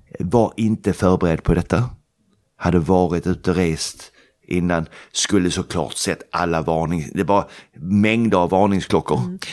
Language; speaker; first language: Swedish; native; Swedish